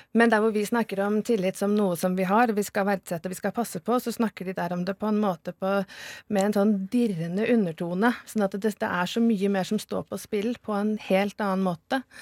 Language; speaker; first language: Norwegian; native; Norwegian